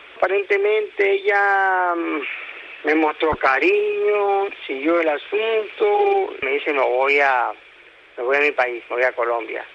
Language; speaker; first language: Spanish; native; Spanish